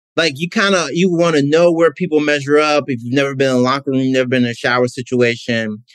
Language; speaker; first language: English; native; English